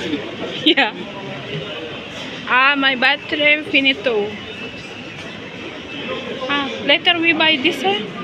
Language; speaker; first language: English; non-native, learner; Indonesian